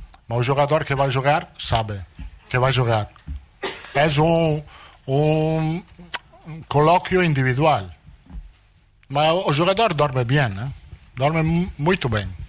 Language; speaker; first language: Portuguese; non-native, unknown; Italian